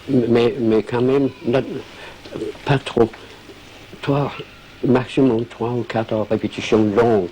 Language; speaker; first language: French; non-native, fluent; Danish